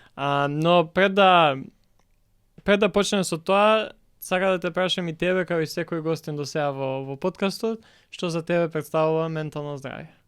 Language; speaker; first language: Macedonian; native; Macedonian